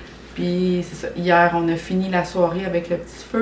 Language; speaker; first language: French; native; French